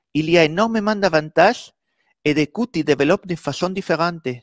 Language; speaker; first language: French; non-native, fluent; Spanish